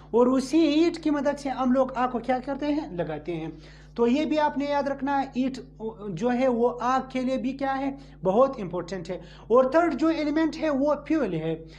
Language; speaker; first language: Urdu; non-native, local second language; Pashto